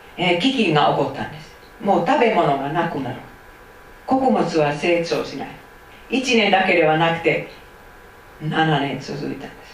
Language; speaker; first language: Japanese; non-native, fluent; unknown